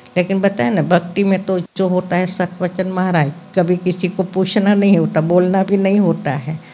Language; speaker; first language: Hindi; non-native, local second language; Gujarati